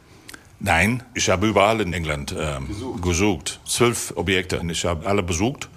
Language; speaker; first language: German; non-native, fluent; English